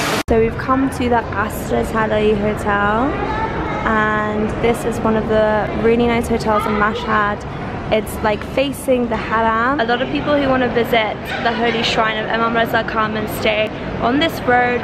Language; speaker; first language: English; early bilingual, other home language; Persian